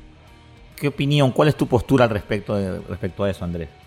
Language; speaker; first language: Spanish; native; Spanish